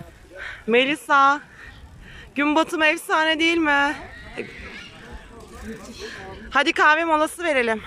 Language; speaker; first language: Turkish; native; Turkish